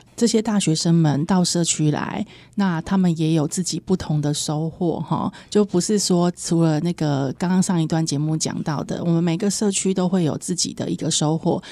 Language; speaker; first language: Chinese; native; Chinese